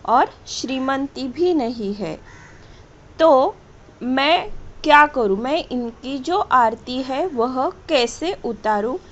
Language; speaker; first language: Hindi; non-native, local second language; Marathi